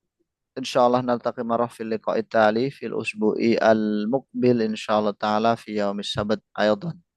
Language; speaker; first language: Arabic; non-native, fluent; Indonesian